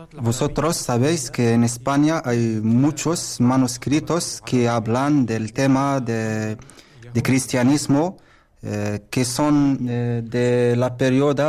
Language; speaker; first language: Spanish; non-native, learner; Arabic